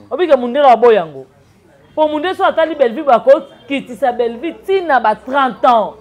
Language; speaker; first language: Lingala; native; Lingala